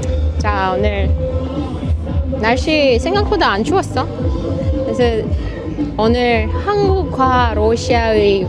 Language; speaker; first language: Korean; non-native, learner; Russian